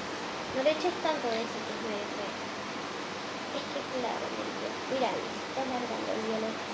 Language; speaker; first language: Spanish; native; Spanish